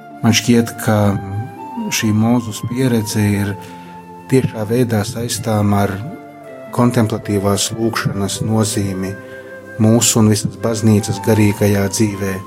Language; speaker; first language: Latvian; native; Latvian